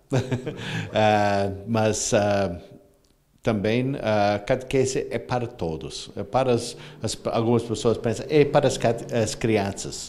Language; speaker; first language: Portuguese; non-native, fluent; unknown